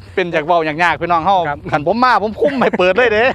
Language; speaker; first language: Thai; non-native, local second language; Khmer